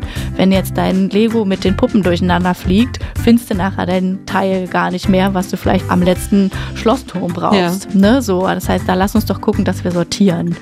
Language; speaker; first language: German; native; German